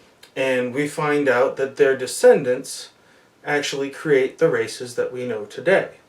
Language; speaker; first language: English; native; English